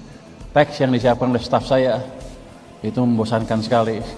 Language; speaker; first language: Indonesian; native; Indonesian